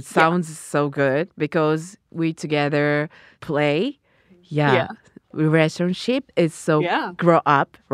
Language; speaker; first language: English; non-native, learner; Japanese